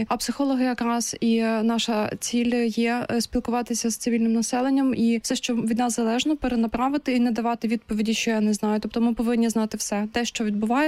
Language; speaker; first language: Ukrainian; native; Ukrainian